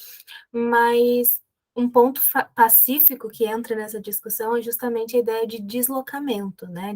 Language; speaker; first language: Portuguese; native; Portuguese